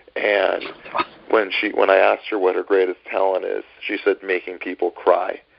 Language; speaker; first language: English; native; English